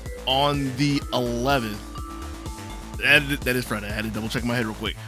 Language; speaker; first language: English; native; English